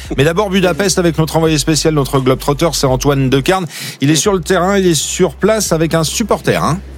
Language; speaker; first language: French; native; French